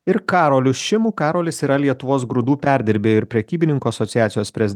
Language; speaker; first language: Lithuanian; native; Lithuanian